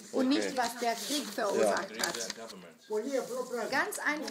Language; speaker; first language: German; non-native, fluent; Greek